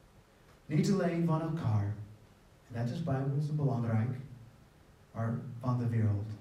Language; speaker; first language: Dutch; non-native, fluent; English